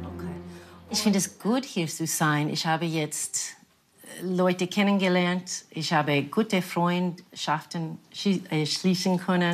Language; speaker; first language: German; non-native, fluent; English